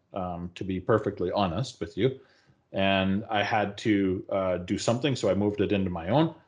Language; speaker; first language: English; native; English